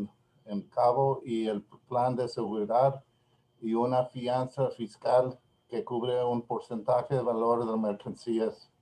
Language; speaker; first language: Spanish; non-native, learner; English